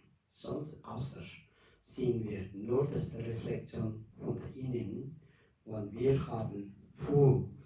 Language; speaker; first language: German; non-native, learner; Tibetan